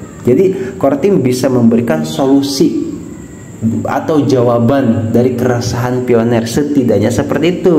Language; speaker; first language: Indonesian; native; Indonesian